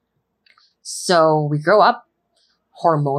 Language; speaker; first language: English; non-native, local second language; Filipino